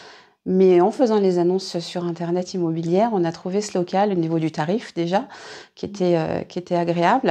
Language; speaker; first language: French; native; French